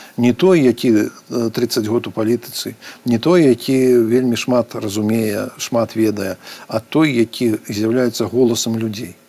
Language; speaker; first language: Belarusian; native; Belarusian